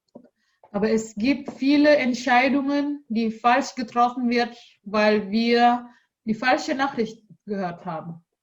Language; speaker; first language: German; non-native, learner; Indonesian